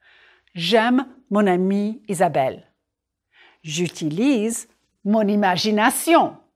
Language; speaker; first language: French; non-native, fluent; English